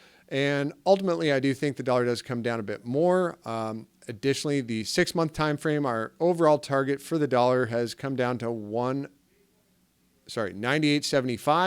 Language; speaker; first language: English; native; English